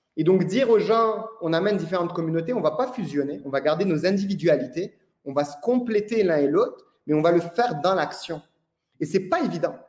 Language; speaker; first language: French; non-native, local second language; Arabic